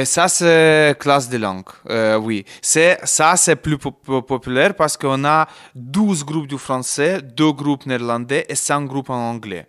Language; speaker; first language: French; non-native, learner; Ukrainian